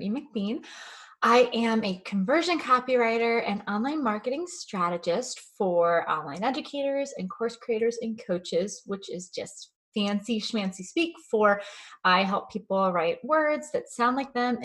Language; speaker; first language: English; native; English